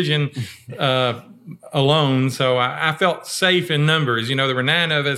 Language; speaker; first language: English; native; English